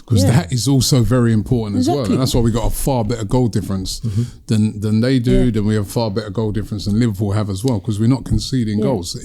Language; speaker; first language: English; native; English